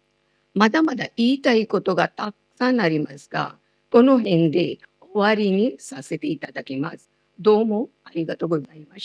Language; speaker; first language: Japanese; non-native, fluent; Marathi